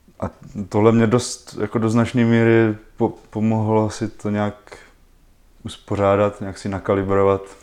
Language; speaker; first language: Czech; native; Czech